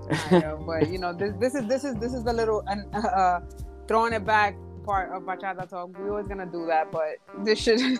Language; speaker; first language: English; early bilingual, other home language; Spanish